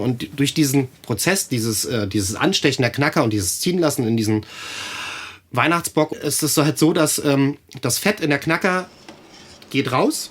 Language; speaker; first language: German; native; German